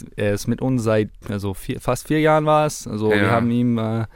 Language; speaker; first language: German; non-native, fluent; English